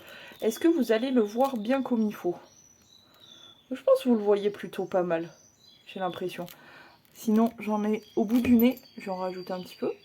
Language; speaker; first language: French; native; French